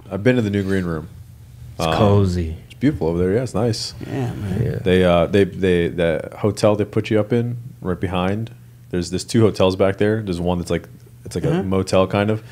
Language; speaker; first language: English; native; English